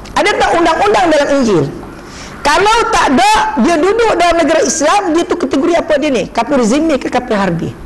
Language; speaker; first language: Malay; non-native, local second language; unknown